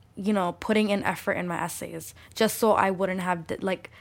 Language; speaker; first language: English; early bilingual, other home language; Bangla